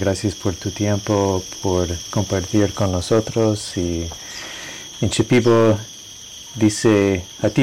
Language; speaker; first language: Spanish; non-native, learner; English